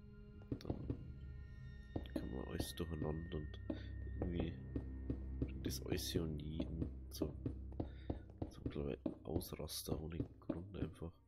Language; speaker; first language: German; native; German